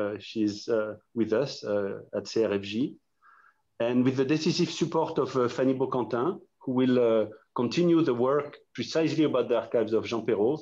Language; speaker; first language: English; non-native, fluent; French